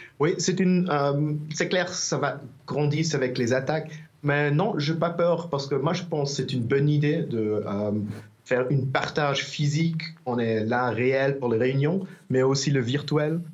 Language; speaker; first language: French; non-native, learner; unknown